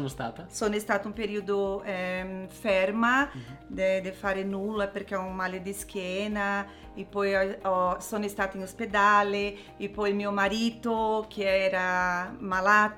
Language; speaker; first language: Italian; non-native, learner; Portuguese